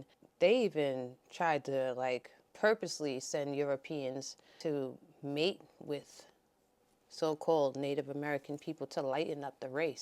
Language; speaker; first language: English; native; English